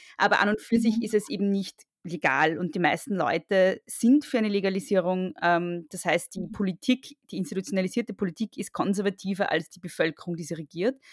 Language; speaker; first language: German; native; German